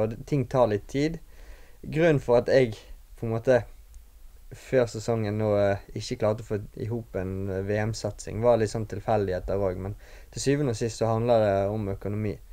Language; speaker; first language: Norwegian; native; Norwegian